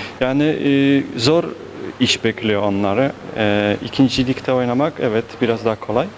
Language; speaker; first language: Turkish; non-native, fluent; Polish